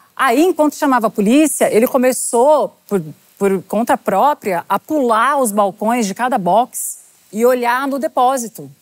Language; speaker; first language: Portuguese; native; Portuguese